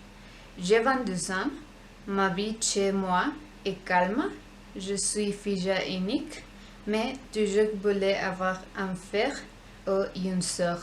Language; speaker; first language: French; non-native, learner; Spanish